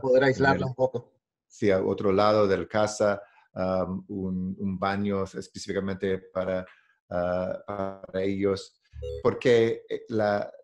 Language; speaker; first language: Spanish; non-native, learner; English